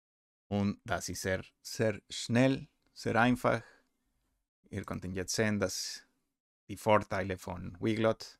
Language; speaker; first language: German; non-native, learner; Spanish